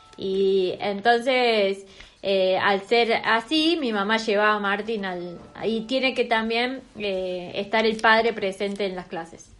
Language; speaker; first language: Spanish; native; Spanish